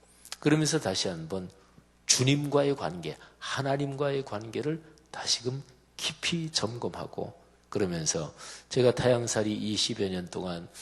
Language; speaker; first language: Korean; native; Korean